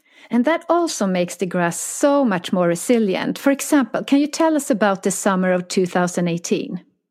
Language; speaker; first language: English; non-native, fluent; Swedish